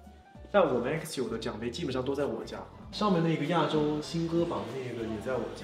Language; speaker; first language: Chinese; native; Chinese